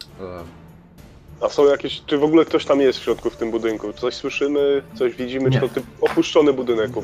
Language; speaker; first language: Polish; native; Polish